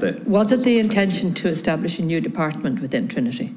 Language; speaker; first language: English; native; English